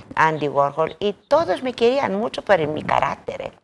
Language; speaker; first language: Spanish; non-native, fluent; Greek